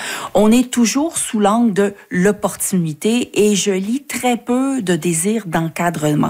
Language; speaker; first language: French; native; French